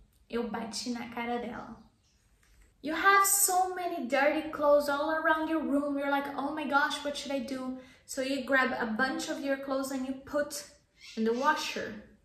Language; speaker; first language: English; non-native, fluent; Portuguese